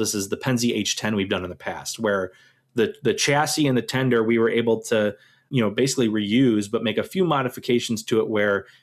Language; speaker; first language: English; native; English